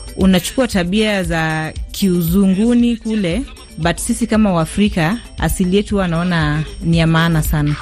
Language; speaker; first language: Swahili; non-native, local second language; Luo (Kenya and Tanzania)